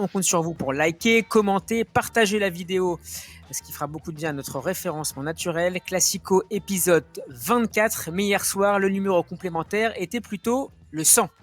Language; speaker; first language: French; native; French